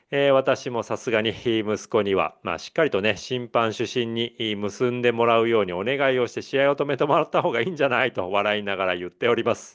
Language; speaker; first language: Japanese; native; Japanese